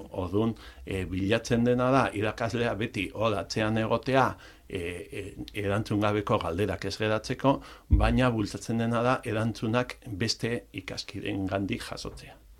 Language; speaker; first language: Basque; non-native, local second language; Spanish